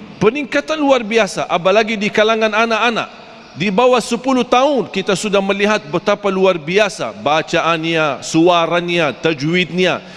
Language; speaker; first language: Malay; non-native, fluent; Arabic